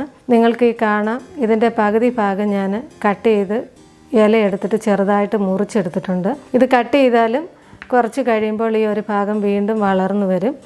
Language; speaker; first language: Malayalam; native; Malayalam